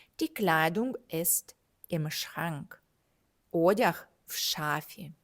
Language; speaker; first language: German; non-native, fluent; Ukrainian